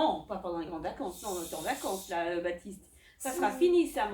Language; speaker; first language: French; native; French